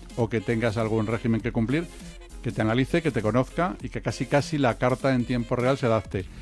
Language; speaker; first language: Spanish; native; Spanish